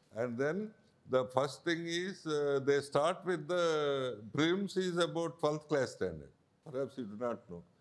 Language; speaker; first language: English; non-native, local second language; Telugu